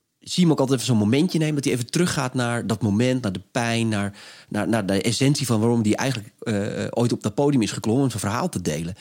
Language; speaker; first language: Dutch; native; Dutch